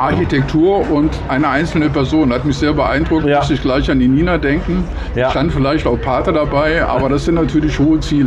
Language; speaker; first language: German; native; German